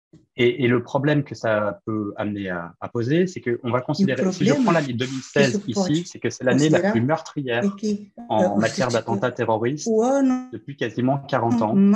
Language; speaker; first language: French; native; French